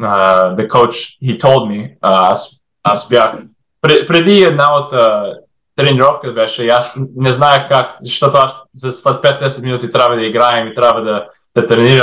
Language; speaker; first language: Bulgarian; early bilingual, heritage; English